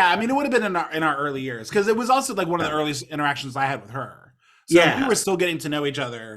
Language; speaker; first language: English; native; English